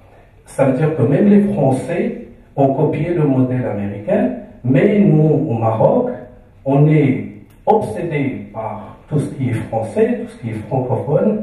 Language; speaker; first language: French; non-native, local second language; Arabic